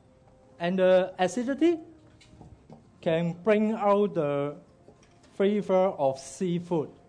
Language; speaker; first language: English; non-native, local second language; Cantonese